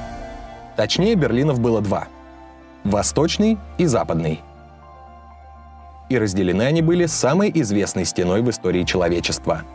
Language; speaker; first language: Russian; native; Russian